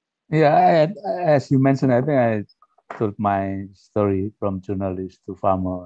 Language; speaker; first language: English; non-native, fluent; Indonesian